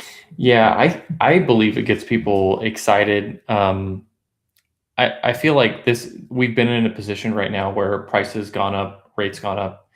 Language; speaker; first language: English; native; English